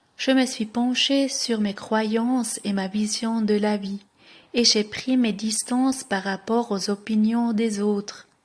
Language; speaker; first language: French; non-native, local second language; Swiss German